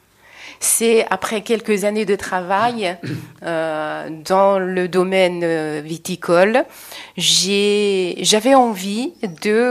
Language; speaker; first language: French; non-native, fluent; Chinese